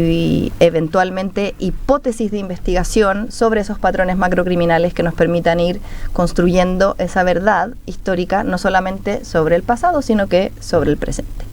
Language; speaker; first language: Spanish; native; Spanish